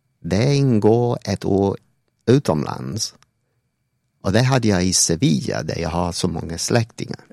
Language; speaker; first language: Swedish; non-native, fluent; English